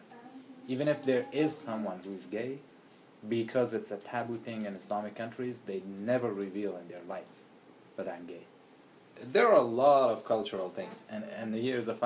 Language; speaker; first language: English; non-native, fluent; Persian